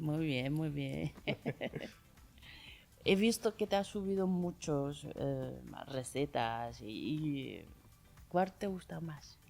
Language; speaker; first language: Spanish; non-native, learner; Chinese